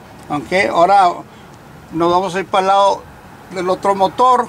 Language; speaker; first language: Spanish; early bilingual, heritage; Spanish